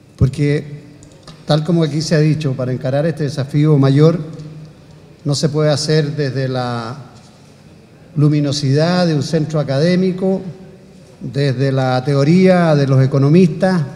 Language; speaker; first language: Spanish; native; Spanish